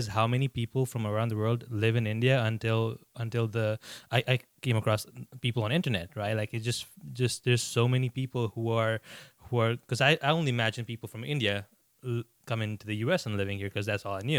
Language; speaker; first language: English; non-native, local second language; Gujarati